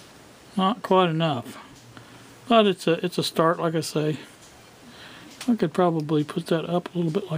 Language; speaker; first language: English; native; English